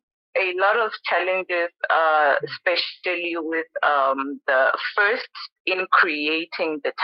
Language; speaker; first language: English; non-native, local second language; Venda